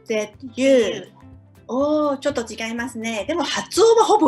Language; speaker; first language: Japanese; non-native, fluent; Cantonese